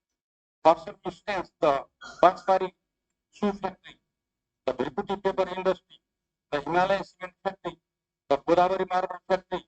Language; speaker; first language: English; non-native, fluent; Nepali